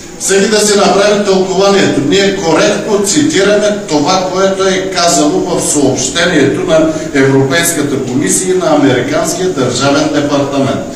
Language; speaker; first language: Bulgarian; non-native, local second language; Turkish